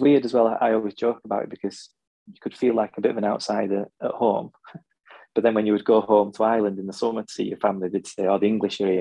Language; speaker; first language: English; native; English